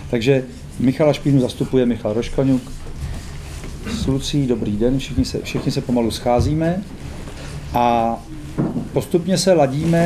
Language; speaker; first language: Czech; native; Czech